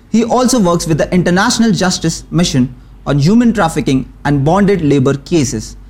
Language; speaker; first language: English; non-native, local second language; Hindi